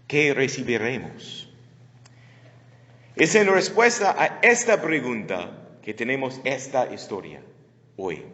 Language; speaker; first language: Spanish; non-native, learner; English